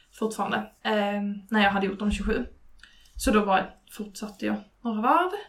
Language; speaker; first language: Swedish; native; Swedish